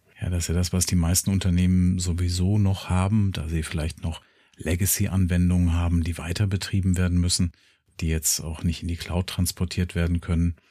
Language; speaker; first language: German; native; German